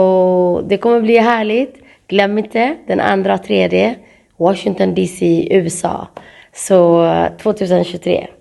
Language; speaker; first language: Swedish; non-native, fluent; Tigrinya